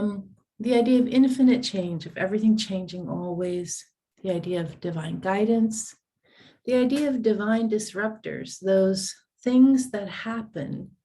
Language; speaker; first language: English; native; English